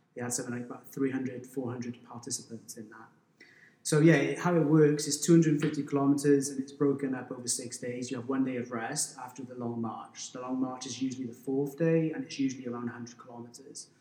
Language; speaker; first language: English; native; English